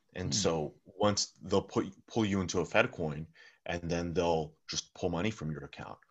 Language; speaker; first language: English; early bilingual, other home language; Russian